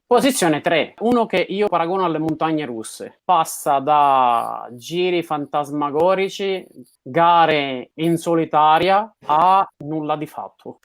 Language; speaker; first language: Italian; native; Italian